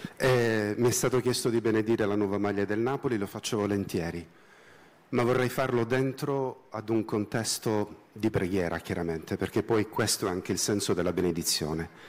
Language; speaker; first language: Italian; native; Italian